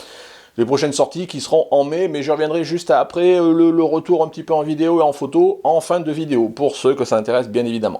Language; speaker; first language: French; native; French